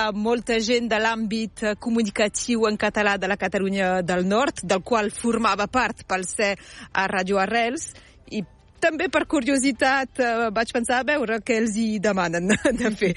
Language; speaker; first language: Catalan; native; Catalan